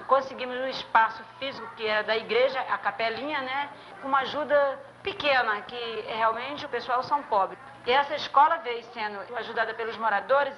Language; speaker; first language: Portuguese; native; Portuguese